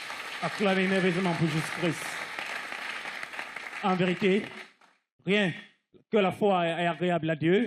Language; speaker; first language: French; non-native, local second language; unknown